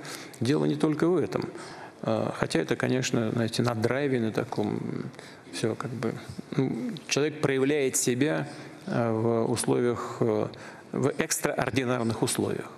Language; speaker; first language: Russian; native; Russian